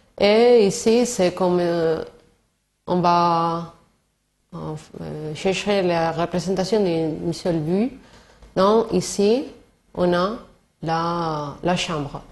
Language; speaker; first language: French; non-native, learner; Spanish